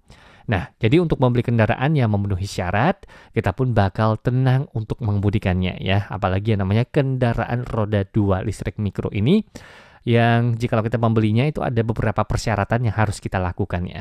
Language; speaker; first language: Indonesian; native; Indonesian